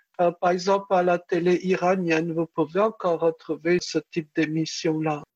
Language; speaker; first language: French; early bilingual, other home language; Czech